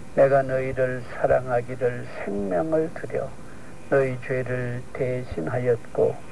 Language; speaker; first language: Korean; native; Korean